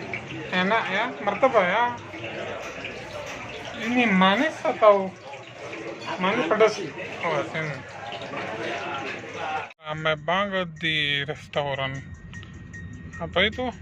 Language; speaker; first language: Indonesian; non-native, learner; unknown